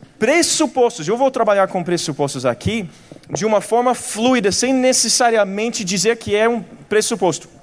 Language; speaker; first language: Portuguese; non-native, fluent; English